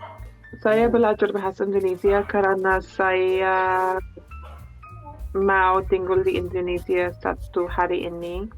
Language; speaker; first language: Indonesian; non-native, learner; English